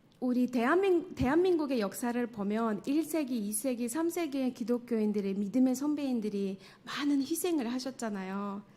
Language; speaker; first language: Korean; non-native, fluent; Tajik